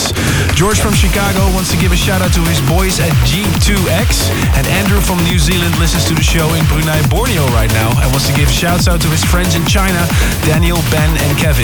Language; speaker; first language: English; non-native, fluent; Dutch